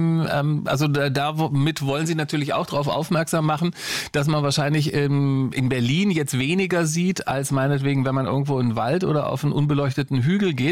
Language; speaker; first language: German; native; German